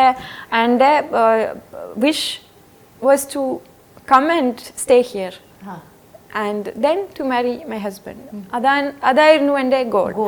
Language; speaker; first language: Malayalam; non-native, fluent; French